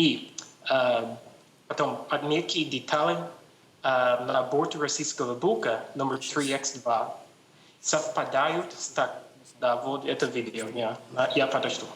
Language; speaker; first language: Russian; non-native, learner; English